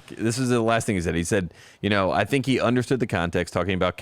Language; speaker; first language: English; native; English